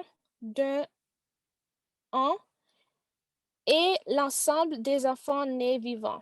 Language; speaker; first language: French; non-native, learner; English